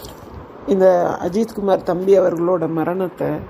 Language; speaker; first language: Tamil; native; Tamil